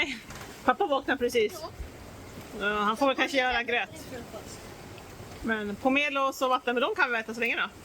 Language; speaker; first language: Swedish; native; Swedish